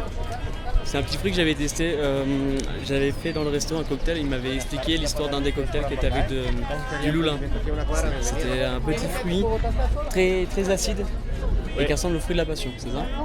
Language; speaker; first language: French; native; French